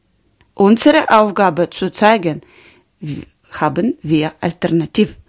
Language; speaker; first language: German; non-native, learner; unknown